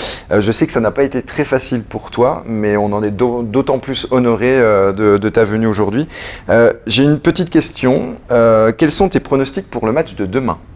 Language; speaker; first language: French; native; French